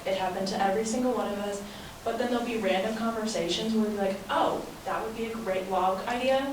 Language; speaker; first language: English; native; English